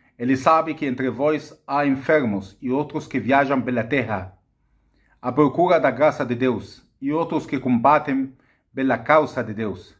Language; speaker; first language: Portuguese; non-native, fluent; Arabic